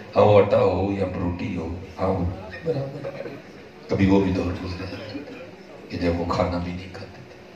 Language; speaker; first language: Urdu; non-native, local second language; Punjabi